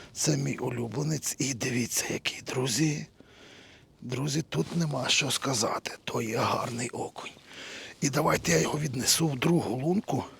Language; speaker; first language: Ukrainian; native; Ukrainian